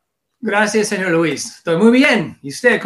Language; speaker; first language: Spanish; non-native, learner; English